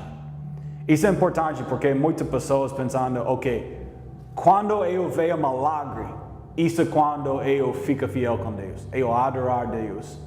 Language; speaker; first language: Portuguese; non-native, learner; English